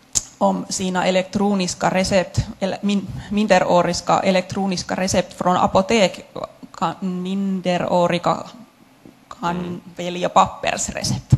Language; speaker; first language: Swedish; non-native, local second language; Finnish